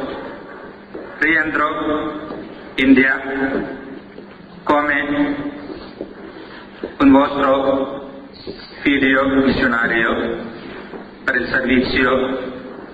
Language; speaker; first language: Italian; non-native, fluent; Malayalam